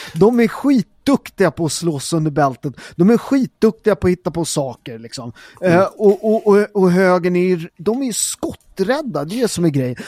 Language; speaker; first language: Swedish; early bilingual, other home language; Italian